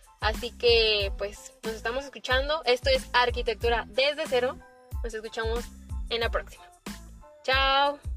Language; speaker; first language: Spanish; native; Spanish